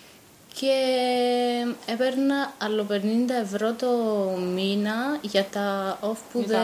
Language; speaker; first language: Greek; non-native, fluent; Bulgarian